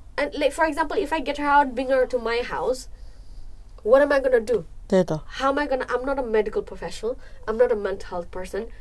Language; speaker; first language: English; non-native, local second language; Nepali